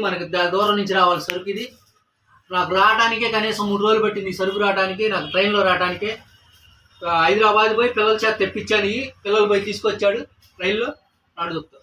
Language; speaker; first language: Telugu; native; Telugu